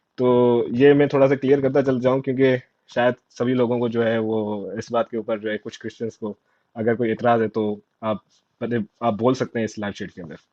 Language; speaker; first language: Urdu; non-native, local second language; Sindhi